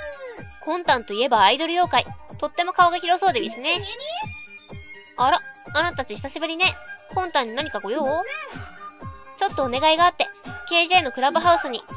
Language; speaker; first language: Japanese; native; Japanese